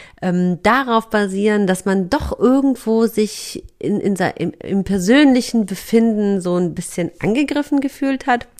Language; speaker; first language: German; native; German